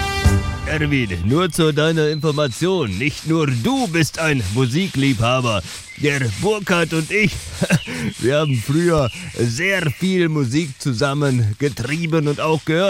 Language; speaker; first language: German; native; German